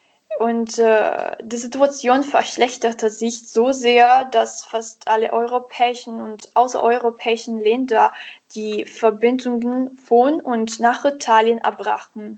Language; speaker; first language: German; non-native, learner; Italian